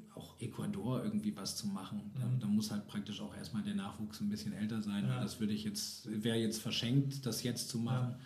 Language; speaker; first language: German; native; German